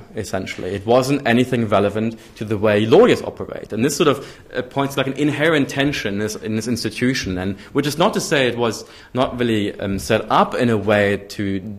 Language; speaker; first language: English; non-native, fluent; German